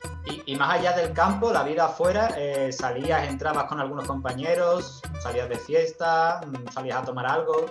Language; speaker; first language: Spanish; native; Spanish